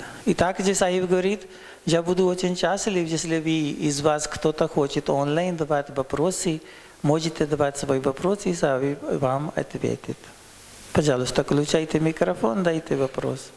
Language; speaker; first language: Russian; non-native, learner; Hindi